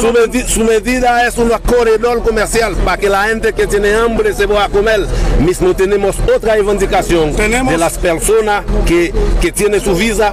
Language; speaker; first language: Spanish; non-native, local second language; Haitian Creole